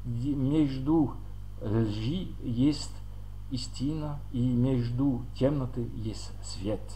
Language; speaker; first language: Russian; non-native, learner; French